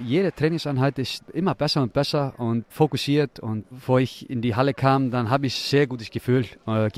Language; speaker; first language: German; non-native, fluent; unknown